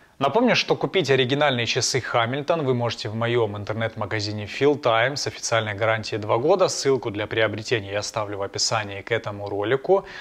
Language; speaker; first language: Russian; native; Russian